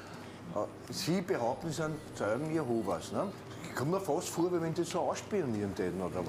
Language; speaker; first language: German; native; German